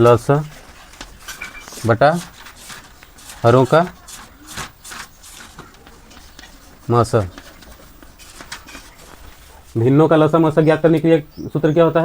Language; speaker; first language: Hindi; native; Hindi